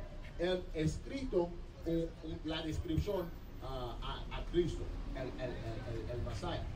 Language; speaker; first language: Spanish; non-native, learner; English